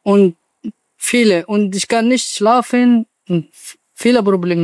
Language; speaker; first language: German; non-native, learner; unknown